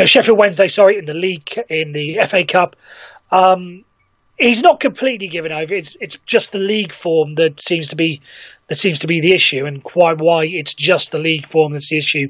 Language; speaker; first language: English; native; English